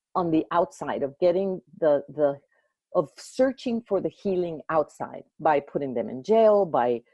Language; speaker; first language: English; early bilingual, other home language; Spanish